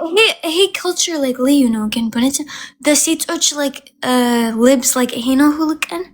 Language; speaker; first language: English; non-native, learner; Amharic